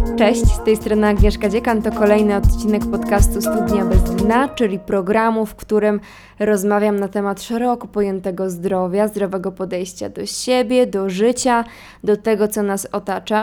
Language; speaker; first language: Polish; native; Polish